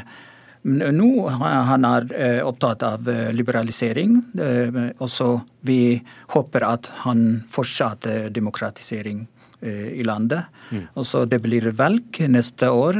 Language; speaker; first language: Norwegian; non-native, learner; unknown